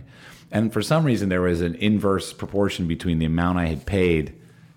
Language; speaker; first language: English; native; English